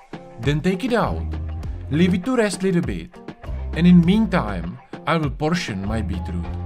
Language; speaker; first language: English; non-native, fluent; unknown